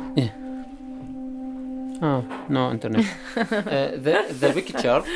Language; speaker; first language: English; non-native, learner; Arabic